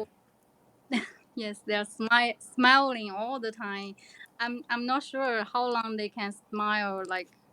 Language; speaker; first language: English; non-native, learner; Chinese